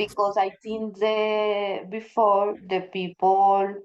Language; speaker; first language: English; non-native, learner; Spanish